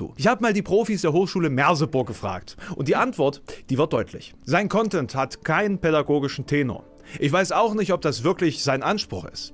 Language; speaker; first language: German; native; German